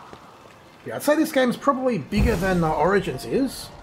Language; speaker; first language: English; native; English